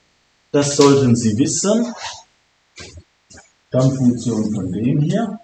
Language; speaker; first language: German; native; German